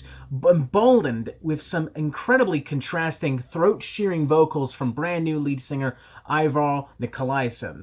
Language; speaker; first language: English; native; English